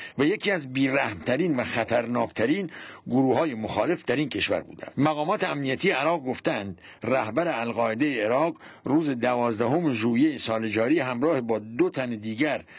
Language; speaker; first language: Persian; non-native, local second language; Central Kurdish